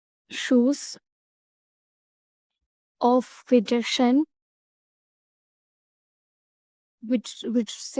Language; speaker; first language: German; non-native, learner; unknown